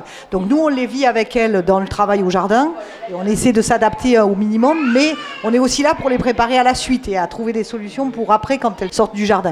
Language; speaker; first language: French; native; French